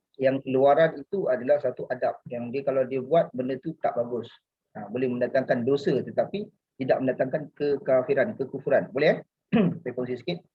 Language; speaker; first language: Malay; native; Malay